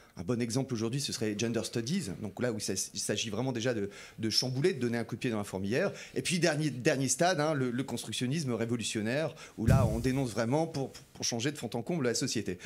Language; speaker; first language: French; native; French